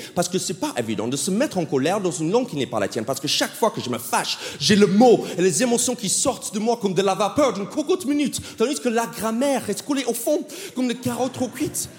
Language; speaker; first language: French; non-native, fluent; English